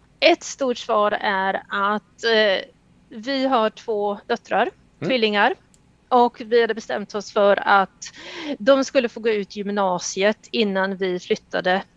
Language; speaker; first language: Swedish; native; Swedish